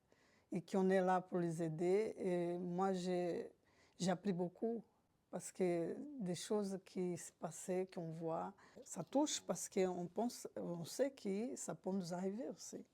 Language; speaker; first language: French; non-native, fluent; Portuguese